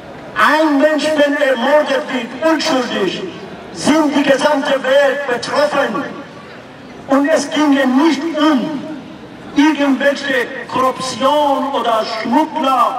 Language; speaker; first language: German; non-native, fluent; Persian